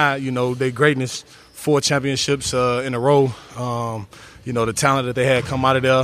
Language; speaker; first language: English; native; English